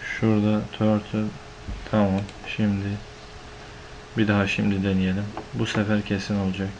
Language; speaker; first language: Turkish; native; Turkish